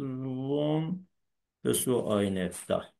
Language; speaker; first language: Finnish; non-native, learner; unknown